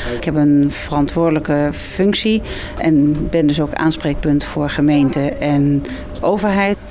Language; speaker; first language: Dutch; native; Dutch